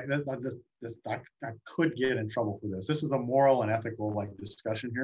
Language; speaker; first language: English; native; English